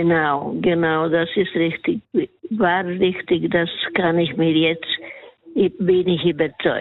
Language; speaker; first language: German; non-native, fluent; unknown